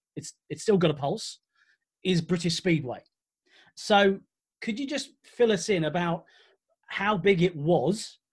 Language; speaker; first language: English; native; English